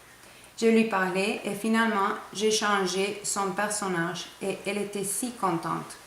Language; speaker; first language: French; non-native, fluent; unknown